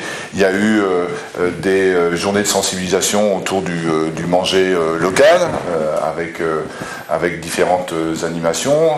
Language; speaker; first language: French; native; French